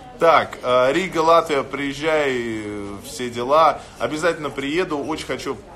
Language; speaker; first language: Russian; native; Russian